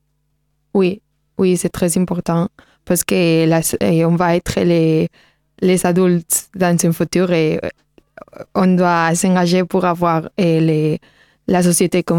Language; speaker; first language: French; non-native, learner; Spanish